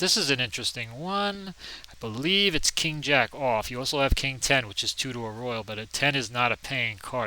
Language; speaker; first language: English; native; English